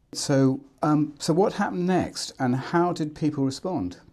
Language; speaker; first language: English; native; English